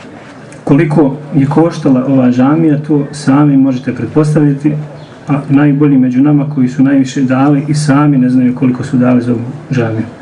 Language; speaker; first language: Croatian; native; Croatian